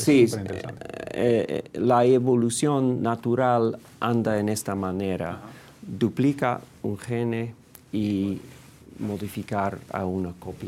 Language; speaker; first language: Spanish; non-native, fluent; English